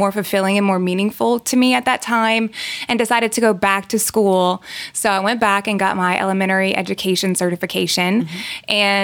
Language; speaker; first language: English; native; English